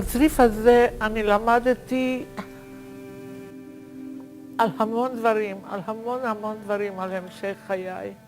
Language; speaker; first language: Hebrew; non-native, fluent; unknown